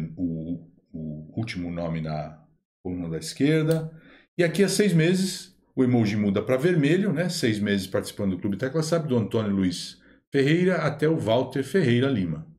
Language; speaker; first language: Portuguese; native; Portuguese